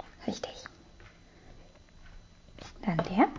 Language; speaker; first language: German; native; German